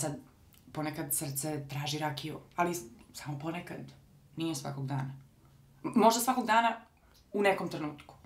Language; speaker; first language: Croatian; native; Croatian